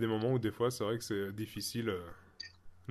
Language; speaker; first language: French; native; French